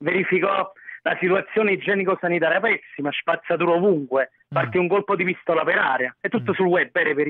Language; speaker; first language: Italian; native; Italian